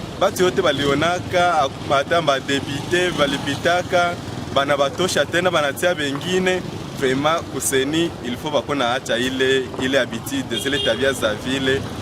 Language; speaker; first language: Swahili; native; Swahili